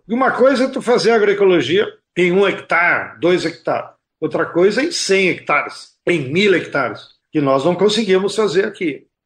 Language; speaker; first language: Portuguese; native; Portuguese